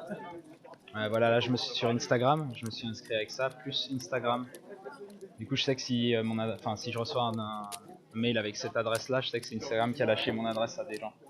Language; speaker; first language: French; native; French